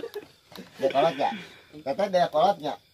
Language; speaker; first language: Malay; non-native, local second language; Sundanese